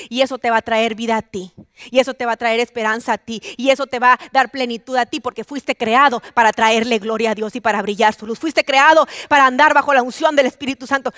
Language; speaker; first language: Spanish; native; Spanish